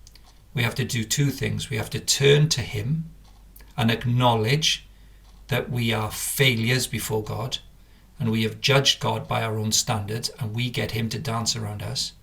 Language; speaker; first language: English; native; English